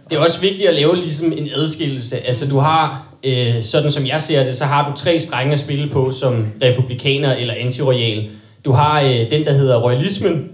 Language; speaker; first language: Danish; native; Danish